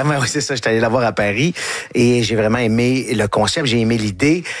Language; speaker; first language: French; native; French